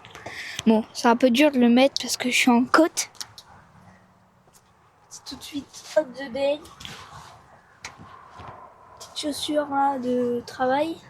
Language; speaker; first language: French; native; French